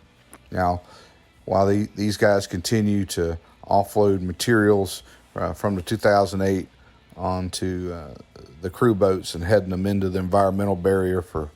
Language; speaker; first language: English; native; English